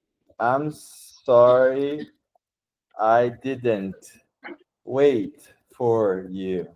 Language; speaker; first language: English; non-native, fluent; Portuguese